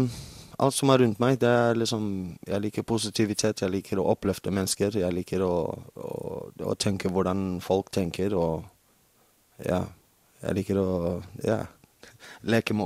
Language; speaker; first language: Norwegian; non-native, fluent; English